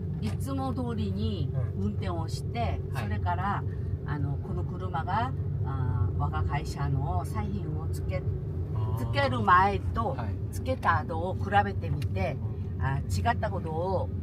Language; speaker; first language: Japanese; non-native, local second language; Korean